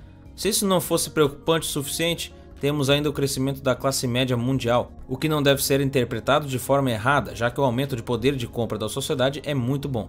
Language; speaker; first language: Portuguese; native; Portuguese